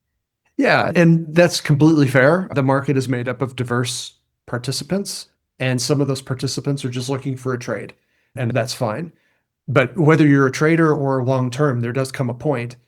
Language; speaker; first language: English; native; English